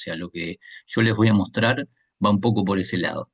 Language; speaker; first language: Spanish; native; Spanish